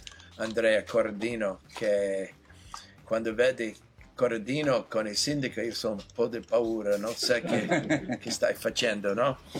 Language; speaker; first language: Italian; non-native, fluent; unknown